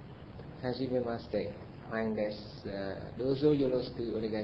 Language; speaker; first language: Japanese; non-native, learner; Vietnamese